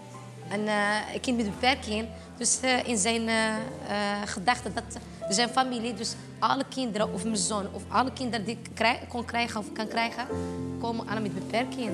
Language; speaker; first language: Dutch; non-native, fluent; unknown